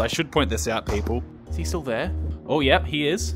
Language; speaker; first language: English; native; English